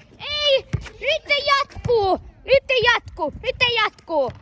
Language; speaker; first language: Finnish; native; Finnish